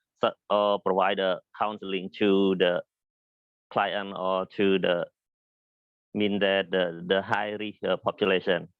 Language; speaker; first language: English; non-native, learner; Khmer